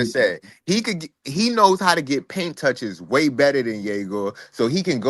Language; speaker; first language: English; native; English